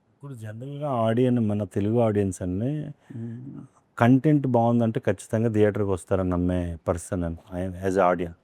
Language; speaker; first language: Telugu; native; Telugu